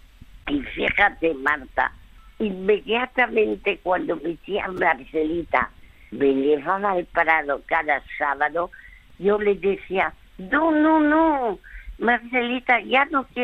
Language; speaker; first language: Spanish; early bilingual, other home language; French